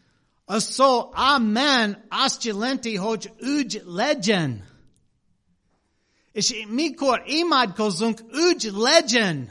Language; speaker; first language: Hungarian; non-native, fluent; English